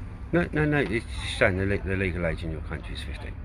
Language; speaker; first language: English; native; English